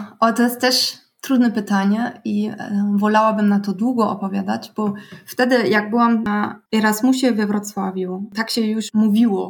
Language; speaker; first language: Polish; non-native, fluent; German